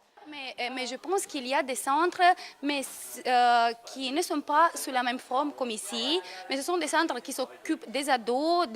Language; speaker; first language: French; non-native, fluent; Romanian